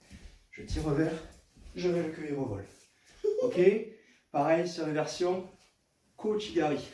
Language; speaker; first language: French; native; French